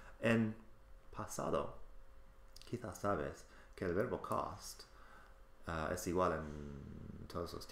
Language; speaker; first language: Spanish; non-native, fluent; English